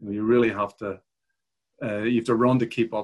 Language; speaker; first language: English; native; English